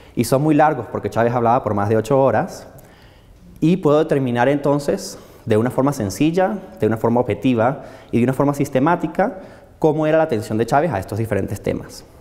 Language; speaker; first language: Spanish; native; Spanish